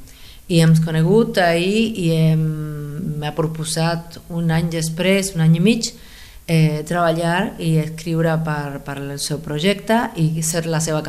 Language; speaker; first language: Catalan; non-native, fluent; Spanish